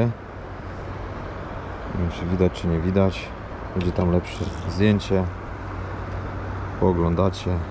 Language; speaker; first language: Polish; native; Polish